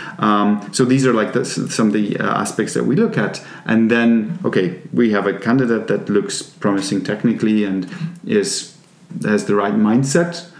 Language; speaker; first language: English; non-native, fluent; Polish